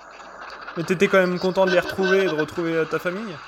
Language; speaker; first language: French; native; French